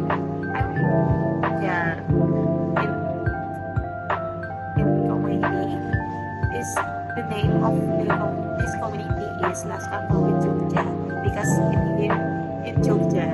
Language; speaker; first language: English; non-native, learner; Indonesian